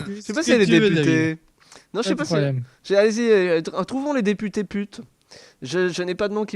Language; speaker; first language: French; native; French